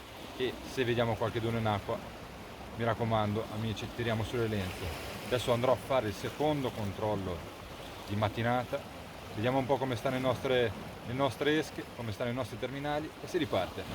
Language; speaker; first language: Italian; native; Italian